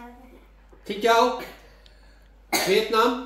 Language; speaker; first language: Vietnamese; early bilingual, heritage; Vietnamese